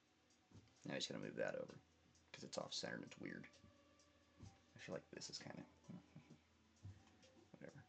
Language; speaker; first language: English; native; English